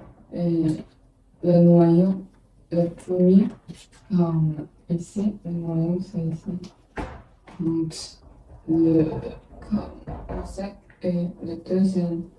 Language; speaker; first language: French; non-native, learner; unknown